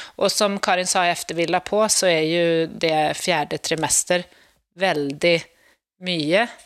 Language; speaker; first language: Swedish; native; Swedish